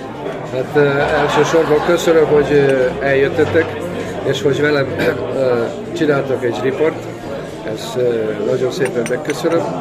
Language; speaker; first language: Hungarian; non-native, local second language; Serbian